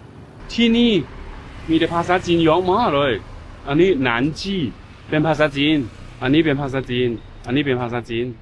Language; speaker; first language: Thai; non-native, learner; Chinese